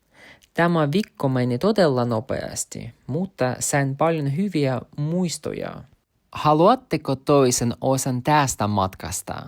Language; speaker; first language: Finnish; non-native, learner; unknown